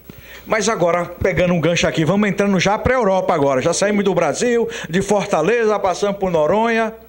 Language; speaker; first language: Portuguese; native; Portuguese